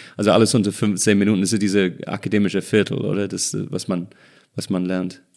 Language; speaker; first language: German; non-native, fluent; English